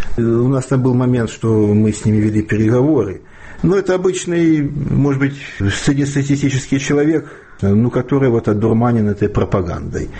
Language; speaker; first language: Russian; native; Russian